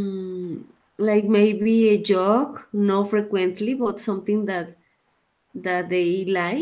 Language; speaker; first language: English; non-native, learner; Spanish